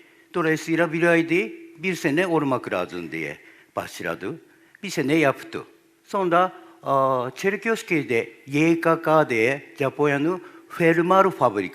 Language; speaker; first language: Turkish; non-native, learner; Japanese